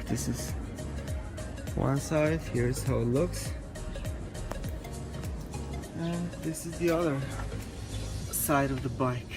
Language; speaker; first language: English; non-native, fluent; Bulgarian